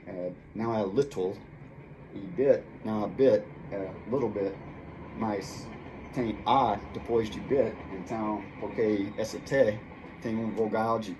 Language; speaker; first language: Portuguese; non-native, fluent; English